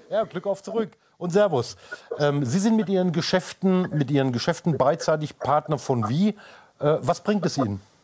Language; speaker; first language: German; native; German